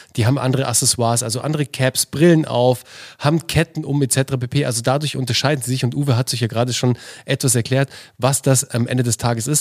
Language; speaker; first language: German; native; German